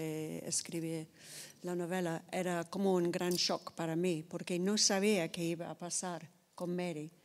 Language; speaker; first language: Spanish; non-native, fluent; English